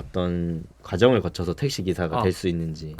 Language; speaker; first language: Korean; native; Korean